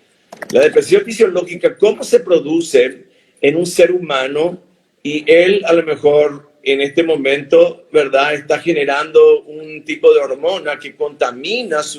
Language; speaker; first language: Spanish; native; Spanish